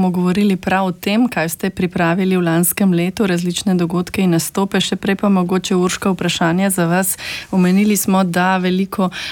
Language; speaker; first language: Slovenian; native; Slovenian